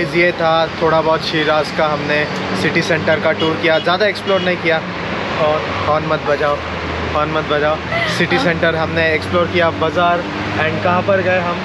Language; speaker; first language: Hindi; non-native, local second language; Marathi